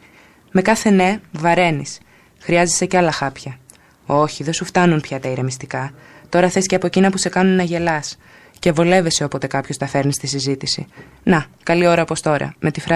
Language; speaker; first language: Greek; native; Greek